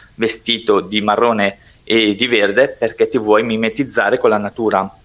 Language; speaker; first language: Italian; non-native, local second language; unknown